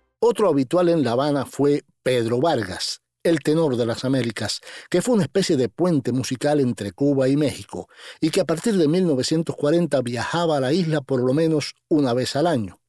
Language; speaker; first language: Spanish; native; Spanish